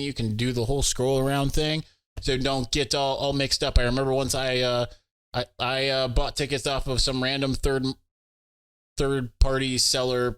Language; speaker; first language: English; native; English